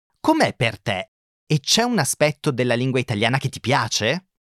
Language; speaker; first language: Italian; native; Italian